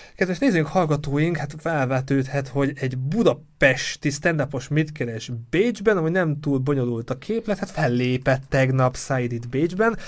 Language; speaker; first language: Hungarian; native; Hungarian